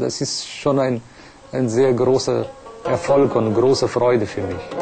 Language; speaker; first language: German; non-native, fluent; Persian